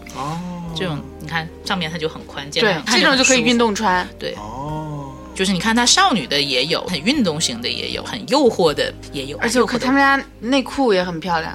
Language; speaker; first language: Chinese; native; Chinese